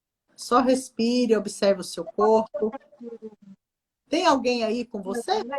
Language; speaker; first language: Portuguese; native; Portuguese